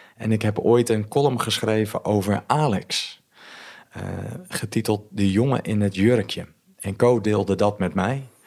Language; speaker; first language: Dutch; native; Dutch